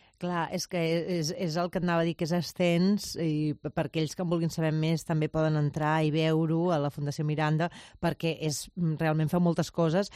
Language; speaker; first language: Catalan; non-native, local second language; Spanish